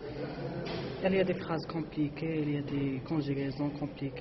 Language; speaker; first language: French; non-native, learner; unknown